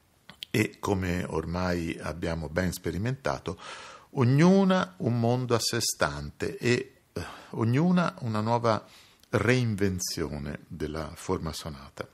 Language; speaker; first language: Italian; native; Italian